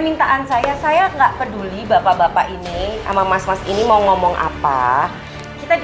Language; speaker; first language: Indonesian; native; Indonesian